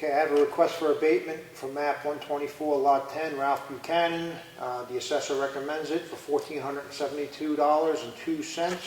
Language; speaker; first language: English; native; English